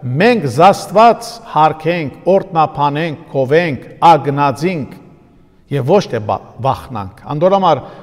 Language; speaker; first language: Armenian; native; Armenian